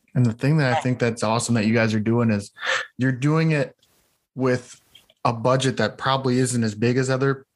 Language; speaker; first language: English; native; English